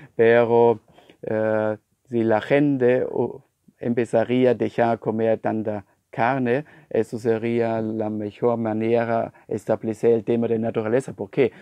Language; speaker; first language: Spanish; non-native, fluent; German